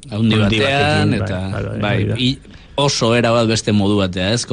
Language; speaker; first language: Basque; native; Basque